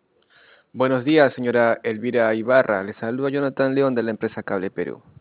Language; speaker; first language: Spanish; native; Spanish